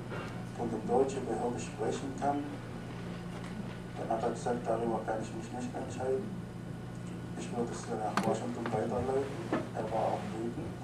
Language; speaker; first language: German; non-native, fluent; Arabic